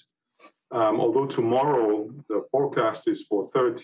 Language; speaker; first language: English; non-native, local second language; Yoruba